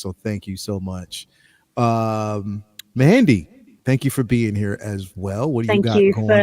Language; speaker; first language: English; native; English